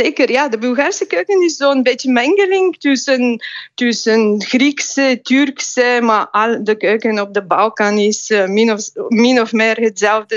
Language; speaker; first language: Dutch; non-native, fluent; Bulgarian